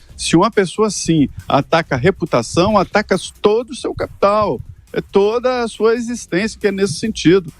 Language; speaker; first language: Portuguese; native; Portuguese